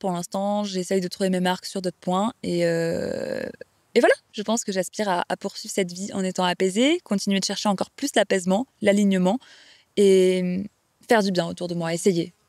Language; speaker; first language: French; native; French